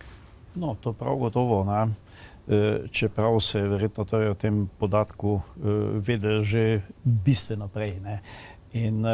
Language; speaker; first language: Slovenian; native; Slovenian